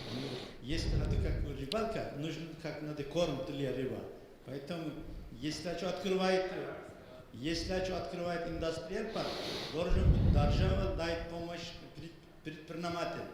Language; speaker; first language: Russian; non-native, learner; Turkish